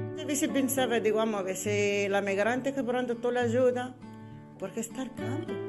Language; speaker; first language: Spanish; non-native, learner; Arabic